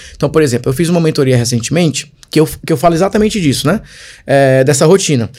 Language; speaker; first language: Portuguese; native; Portuguese